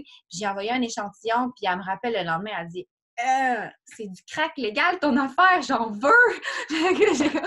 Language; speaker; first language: French; native; French